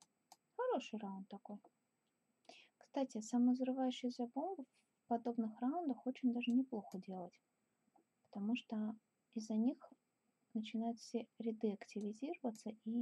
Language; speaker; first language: Russian; native; Russian